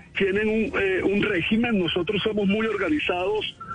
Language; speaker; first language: Spanish; native; Spanish